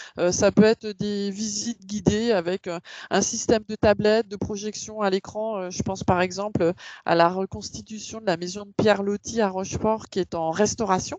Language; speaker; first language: French; native; French